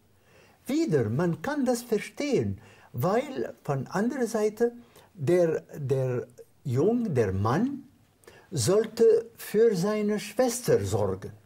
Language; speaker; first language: German; non-native, fluent; Arabic